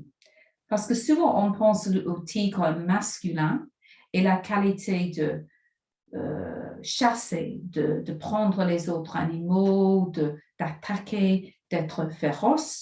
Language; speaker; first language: French; non-native, fluent; English